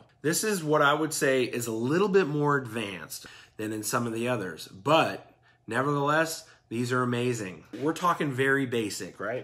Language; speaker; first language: English; native; English